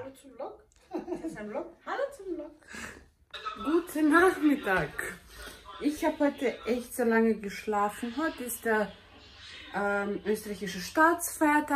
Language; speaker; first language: German; early bilingual, heritage; German